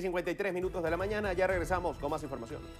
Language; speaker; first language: Spanish; native; Spanish